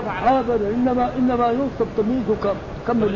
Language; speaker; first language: Arabic; native; Arabic